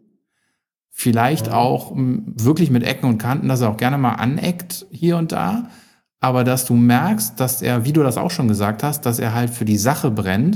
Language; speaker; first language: German; native; German